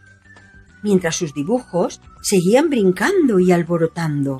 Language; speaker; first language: Spanish; native; Spanish